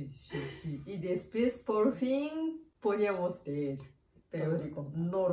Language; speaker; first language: Spanish; non-native, learner; Japanese